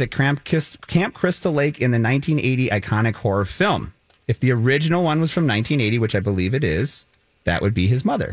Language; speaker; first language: English; native; English